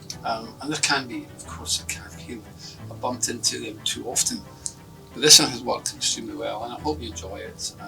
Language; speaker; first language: English; native; English